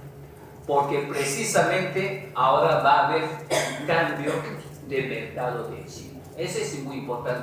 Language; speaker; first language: Spanish; non-native, fluent; Chinese